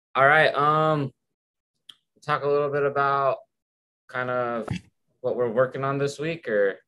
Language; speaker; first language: English; native; English